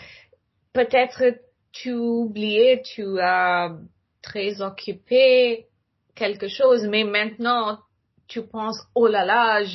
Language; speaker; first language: French; non-native, learner; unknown